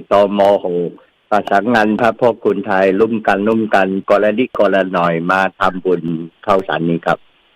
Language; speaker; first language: Thai; non-native, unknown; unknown